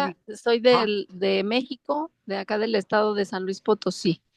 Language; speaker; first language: Spanish; native; Spanish